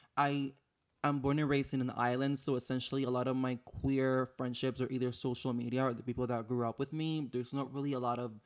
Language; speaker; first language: English; non-native, fluent; Spanish